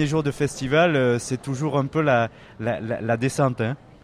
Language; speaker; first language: French; native; French